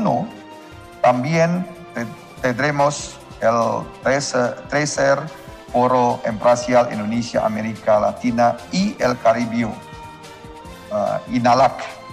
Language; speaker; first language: Spanish; non-native, learner; Indonesian